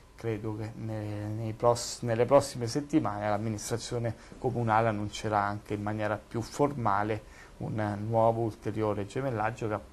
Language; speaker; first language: Italian; native; Italian